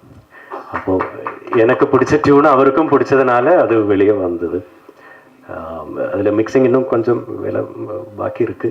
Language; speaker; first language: Tamil; non-native, learner; Malayalam